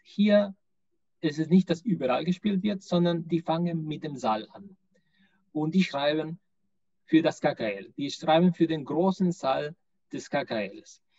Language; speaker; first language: German; non-native, fluent; Spanish